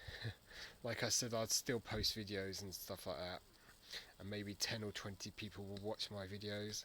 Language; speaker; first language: English; native; English